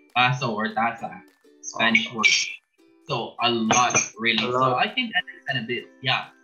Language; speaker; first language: English; non-native, local second language; Filipino